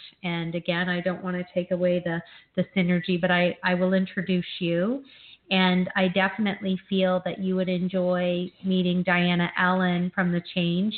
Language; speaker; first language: English; native; English